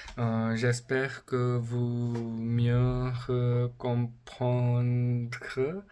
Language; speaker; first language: French; non-native, learner; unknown